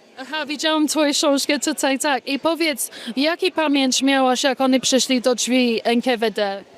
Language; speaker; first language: Polish; early bilingual, heritage; English